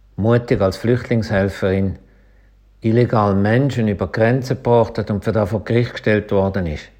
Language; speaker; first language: German; native; German